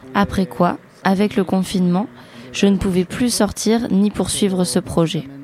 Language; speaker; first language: French; non-native, fluent; Spanish